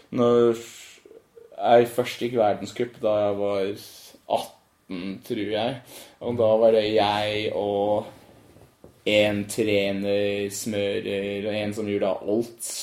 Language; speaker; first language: Norwegian; non-native, fluent; English